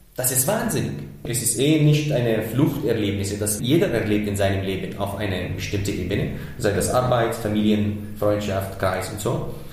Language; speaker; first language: German; non-native, fluent; Arabic